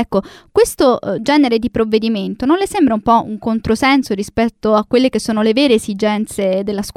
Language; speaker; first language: Italian; native; Italian